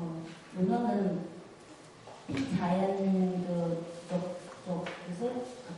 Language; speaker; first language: Korean; non-native, fluent; Chinese